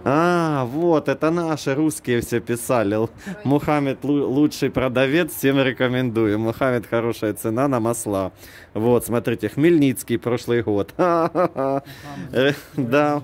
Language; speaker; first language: Russian; native; Russian